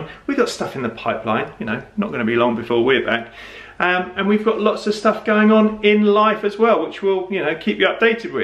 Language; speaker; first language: English; native; English